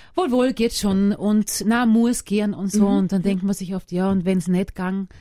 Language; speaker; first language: German; native; German